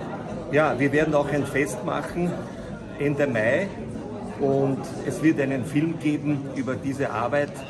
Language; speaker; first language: German; non-native, fluent; Bosnian